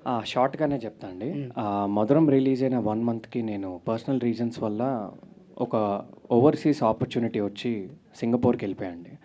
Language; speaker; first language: Telugu; native; Telugu